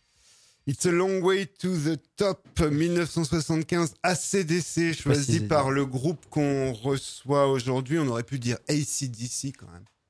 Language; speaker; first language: French; native; French